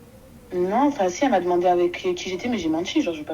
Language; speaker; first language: French; native; French